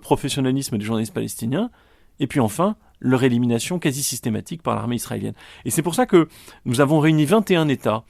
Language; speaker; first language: French; native; French